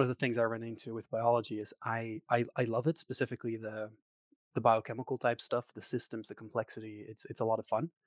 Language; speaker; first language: English; non-native, fluent; Dutch